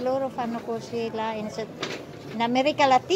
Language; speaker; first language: Italian; non-native, fluent; Filipino